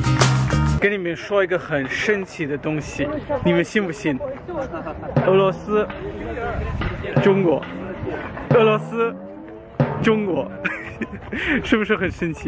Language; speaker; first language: Chinese; non-native, fluent; German